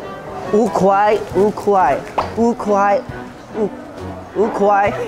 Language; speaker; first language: Chinese; non-native, learner; Japanese